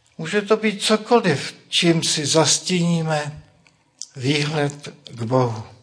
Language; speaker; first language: Czech; native; Czech